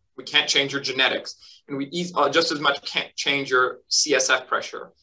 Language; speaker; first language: English; native; English